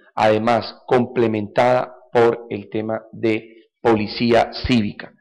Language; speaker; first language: Spanish; native; Spanish